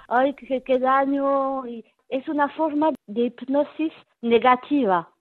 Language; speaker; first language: Spanish; non-native, fluent; French